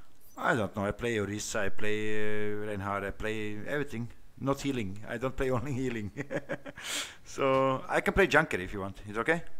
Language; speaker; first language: English; non-native, learner; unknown